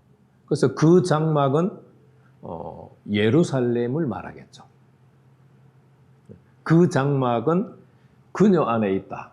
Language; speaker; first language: Korean; native; Korean